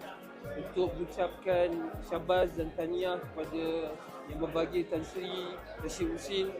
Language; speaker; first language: Malay; native; Malay